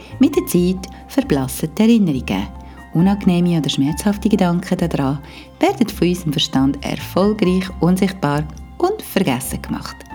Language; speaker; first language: German; native; German